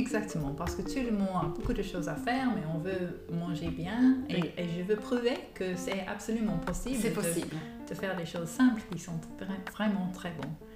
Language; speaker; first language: French; non-native, fluent; English